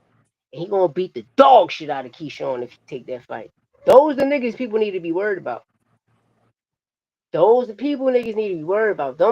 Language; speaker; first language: English; native; English